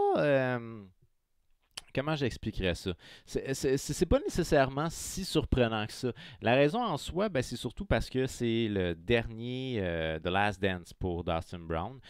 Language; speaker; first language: French; native; French